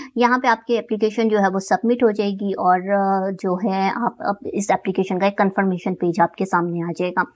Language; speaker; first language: Urdu; native; Urdu